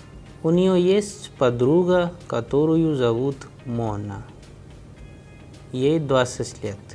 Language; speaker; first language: Russian; non-native, fluent; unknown